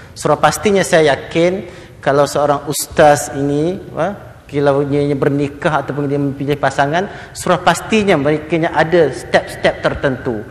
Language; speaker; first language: Malay; native; Malay